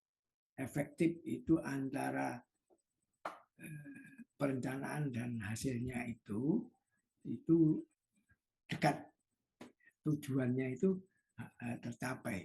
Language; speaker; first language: Indonesian; native; Indonesian